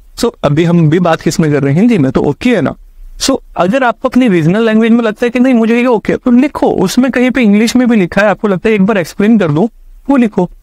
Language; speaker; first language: Hindi; native; Hindi